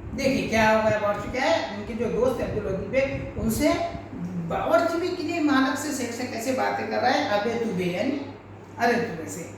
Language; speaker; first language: Urdu; native; Urdu